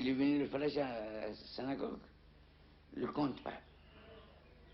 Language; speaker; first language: French; non-native, learner; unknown